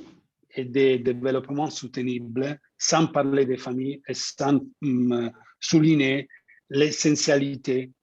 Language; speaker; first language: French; non-native, fluent; Italian